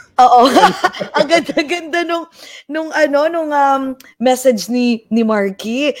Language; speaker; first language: Filipino; native; Filipino